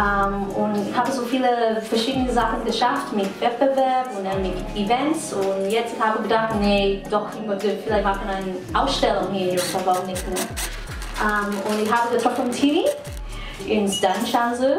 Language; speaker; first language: German; non-native, learner; Cantonese